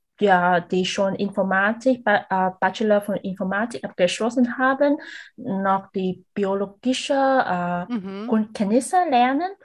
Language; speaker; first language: German; non-native, learner; Vietnamese